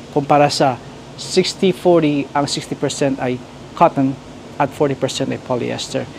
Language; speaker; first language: Filipino; native; Filipino